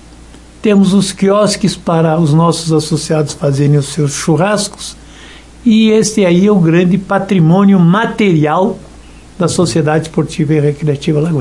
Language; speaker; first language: Portuguese; native; Portuguese